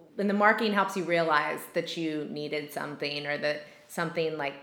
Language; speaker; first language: English; native; English